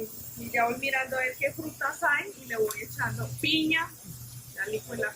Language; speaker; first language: Spanish; native; Spanish